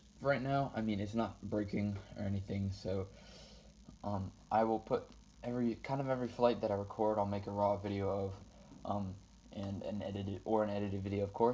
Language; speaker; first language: English; native; English